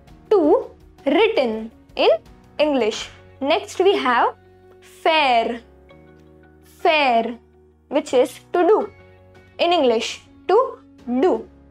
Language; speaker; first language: English; non-native, local second language; Hindi